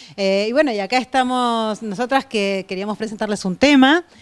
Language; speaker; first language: Spanish; native; Spanish